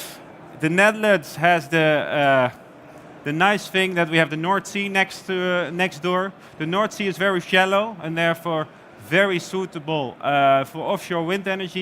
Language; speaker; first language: English; non-native, fluent; Dutch